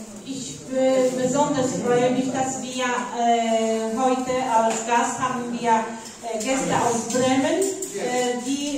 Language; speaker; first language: German; non-native, learner; Polish